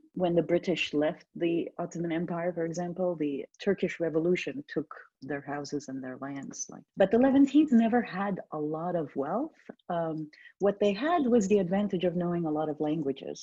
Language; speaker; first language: English; non-native, fluent; Turkish